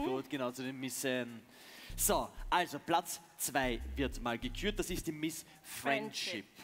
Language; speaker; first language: German; native; German